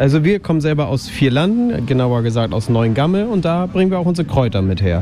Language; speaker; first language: German; native; German